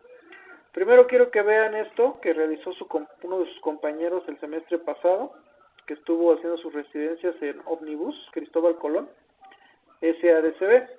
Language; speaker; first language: Spanish; native; Spanish